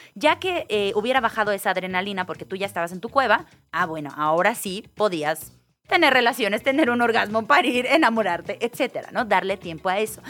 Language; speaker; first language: Spanish; native; Spanish